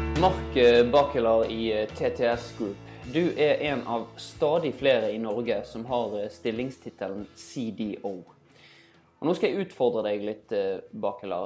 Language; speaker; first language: Norwegian; native; Norwegian